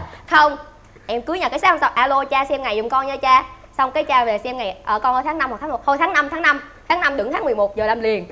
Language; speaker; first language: Vietnamese; native; Vietnamese